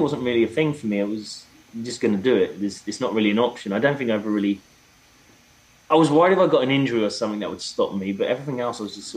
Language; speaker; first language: English; native; English